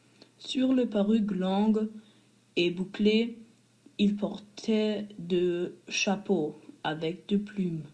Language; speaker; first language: French; non-native, learner; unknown